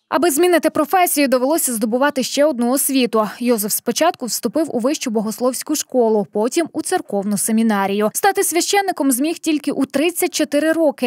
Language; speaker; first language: Ukrainian; native; Ukrainian